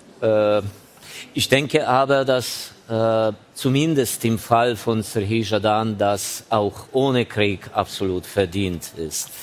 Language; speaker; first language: German; non-native, fluent; Ukrainian